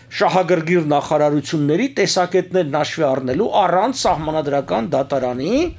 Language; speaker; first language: Armenian; native; Armenian